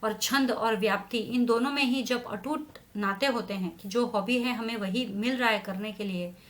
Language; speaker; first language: Hindi; non-native, local second language; Marathi